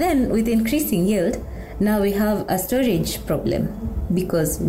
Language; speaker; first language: English; non-native, local second language; Kikuyu